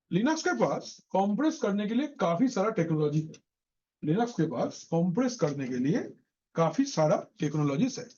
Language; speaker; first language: Hindi; non-native, local second language; Bangla